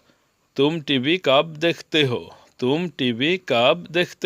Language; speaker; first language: Hindi; non-native, learner; Bangla